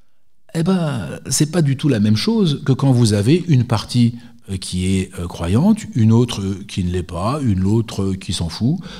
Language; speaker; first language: French; native; French